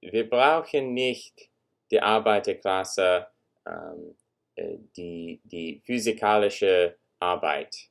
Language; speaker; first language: German; non-native, learner; English